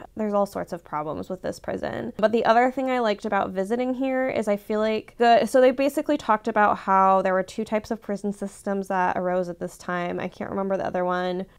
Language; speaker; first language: English; native; English